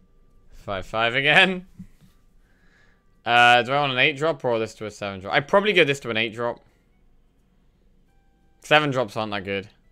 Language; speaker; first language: English; native; English